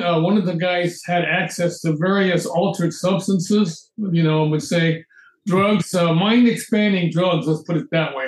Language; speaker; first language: English; native; English